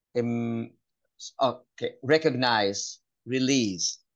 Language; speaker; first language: English; non-native, fluent; Hebrew